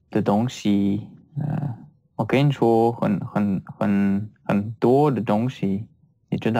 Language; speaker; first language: Chinese; non-native, learner; French